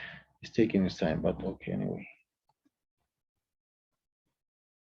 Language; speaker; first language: English; non-native, fluent; Spanish